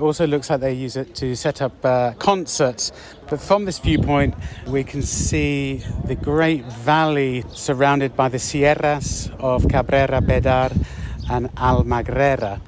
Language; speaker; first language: English; native; English